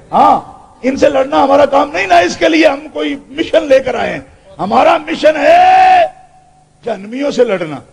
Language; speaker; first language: Urdu; non-native, local second language; Punjabi